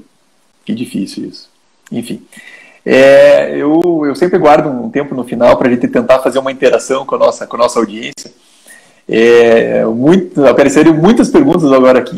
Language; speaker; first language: Portuguese; native; Portuguese